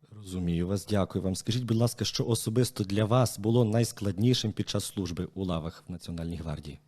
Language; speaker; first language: Ukrainian; native; Ukrainian